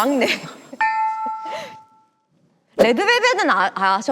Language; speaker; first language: Korean; native; Korean